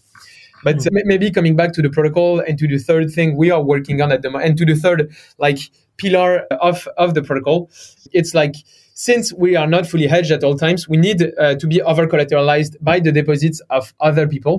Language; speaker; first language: English; non-native, fluent; French